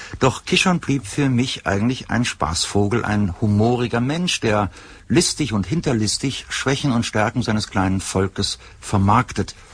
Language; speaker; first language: German; native; German